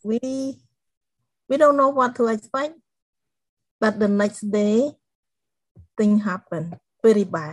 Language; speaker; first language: English; non-native, fluent; Khmer